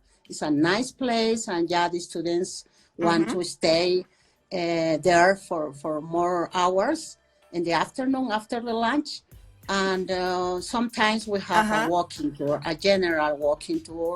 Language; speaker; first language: English; non-native, fluent; Spanish